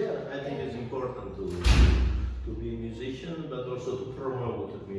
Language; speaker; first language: English; non-native, fluent; Italian